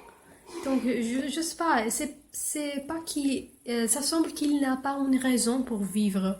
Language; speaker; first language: French; non-native, learner; English